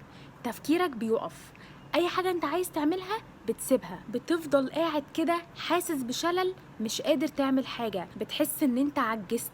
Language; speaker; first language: Arabic; native; Arabic